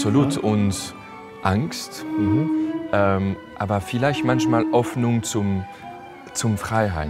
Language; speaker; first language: German; non-native, fluent; French